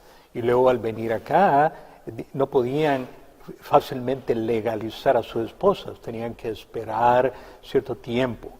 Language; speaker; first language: Spanish; native; Spanish